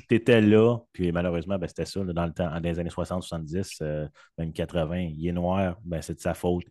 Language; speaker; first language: French; native; French